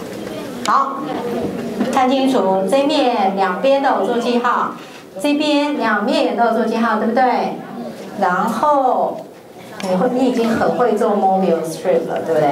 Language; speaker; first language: Chinese; native; Chinese